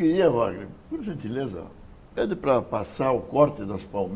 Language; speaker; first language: Portuguese; native; Portuguese